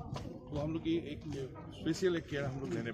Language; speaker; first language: Hindi; non-native, local second language; Assamese